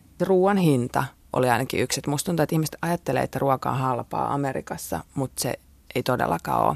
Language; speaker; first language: Finnish; native; Finnish